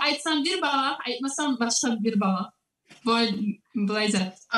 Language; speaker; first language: Turkish; non-native, learner; Russian